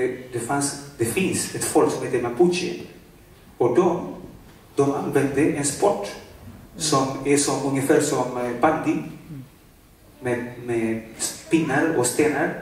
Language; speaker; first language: Swedish; non-native, fluent; Spanish